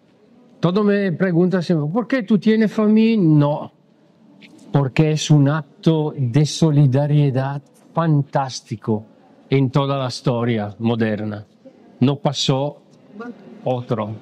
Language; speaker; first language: Spanish; non-native, learner; Italian